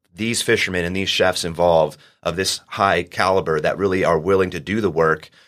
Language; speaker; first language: English; native; English